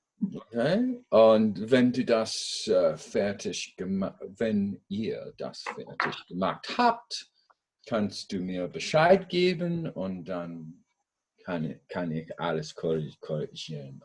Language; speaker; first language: German; non-native, fluent; English